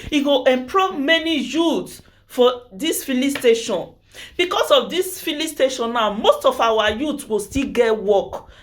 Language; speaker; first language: Nigerian Pidgin; native; Nigerian Pidgin